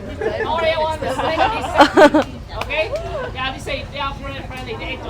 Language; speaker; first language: English; non-native, fluent; Vietnamese